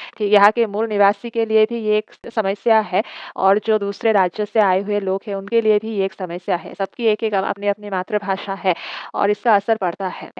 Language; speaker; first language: Hindi; non-native, local second language; Assamese